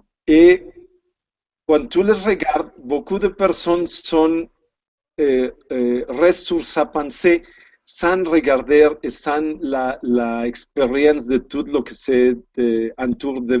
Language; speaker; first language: French; non-native, learner; Spanish